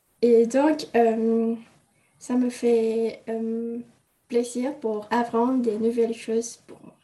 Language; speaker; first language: French; non-native, learner; Indonesian